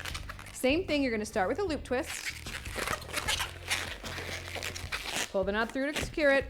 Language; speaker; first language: English; native; English